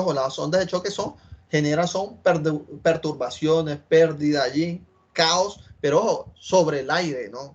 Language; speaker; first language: Spanish; native; Spanish